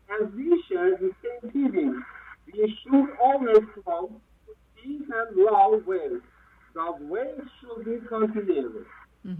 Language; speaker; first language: English; non-native, learner; Turkish